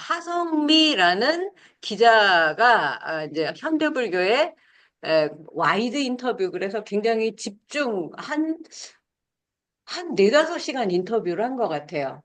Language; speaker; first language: Korean; native; Korean